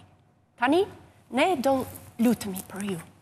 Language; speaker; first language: Albanian; non-native, fluent; English